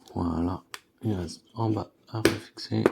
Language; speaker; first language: French; native; French